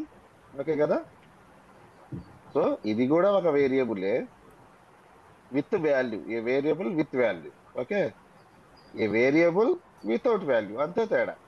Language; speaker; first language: Telugu; native; Telugu